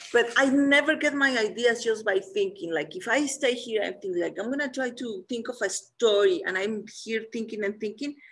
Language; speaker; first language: English; non-native, fluent; Spanish